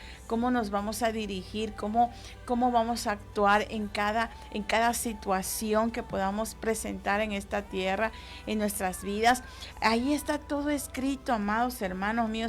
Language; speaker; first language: Spanish; native; Spanish